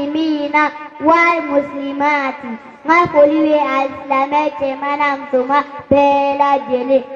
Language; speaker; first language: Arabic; non-native, learner; Bambara